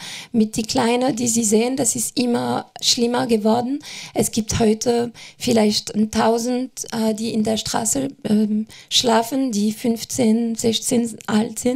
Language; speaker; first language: German; non-native, fluent; French